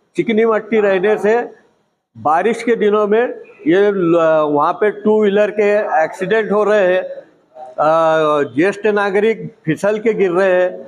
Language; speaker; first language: Hindi; non-native, local second language; Marathi